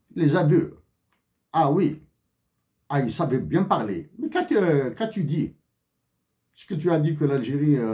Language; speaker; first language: French; non-native, local second language; Kabyle